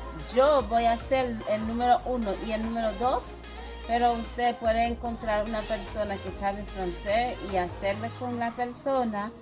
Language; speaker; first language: Spanish; non-native, fluent; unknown